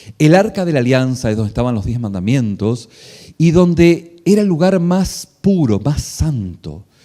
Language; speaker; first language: Spanish; native; Spanish